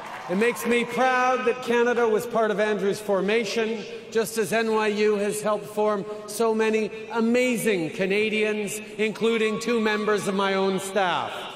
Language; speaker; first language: English; native; English